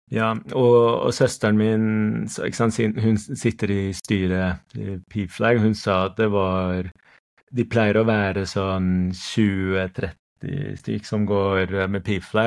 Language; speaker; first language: Norwegian; non-native, fluent; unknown